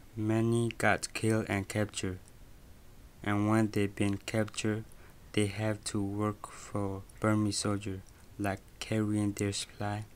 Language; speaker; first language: English; early bilingual, other home language; Burmese